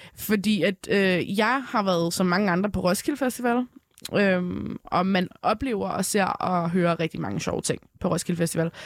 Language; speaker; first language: Danish; early bilingual, other home language; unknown